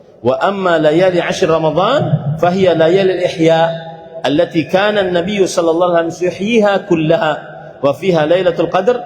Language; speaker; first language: Arabic; non-native, fluent; Indonesian